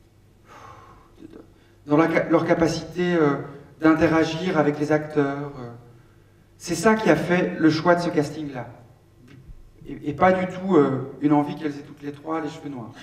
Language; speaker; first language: French; native; French